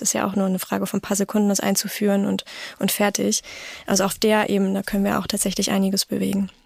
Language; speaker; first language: German; native; German